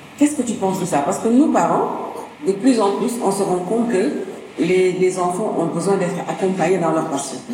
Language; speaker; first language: French; non-native, local second language; Wolof